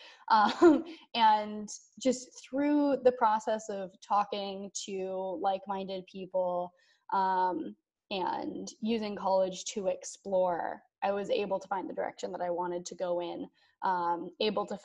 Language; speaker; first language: English; native; English